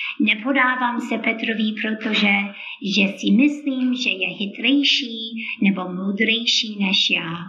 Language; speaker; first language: Czech; non-native, fluent; English